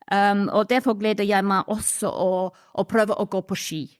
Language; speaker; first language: Norwegian; non-native, fluent; English